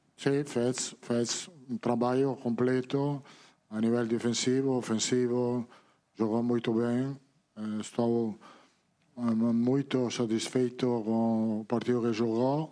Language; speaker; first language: Portuguese; non-native, learner; Italian